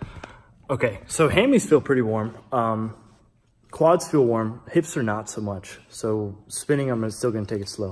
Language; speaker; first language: English; native; English